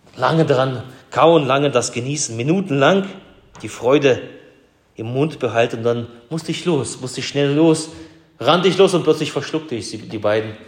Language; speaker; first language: German; early bilingual, other home language; Russian